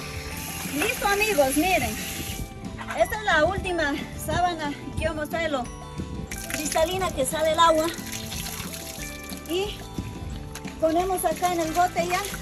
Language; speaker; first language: Spanish; native; Spanish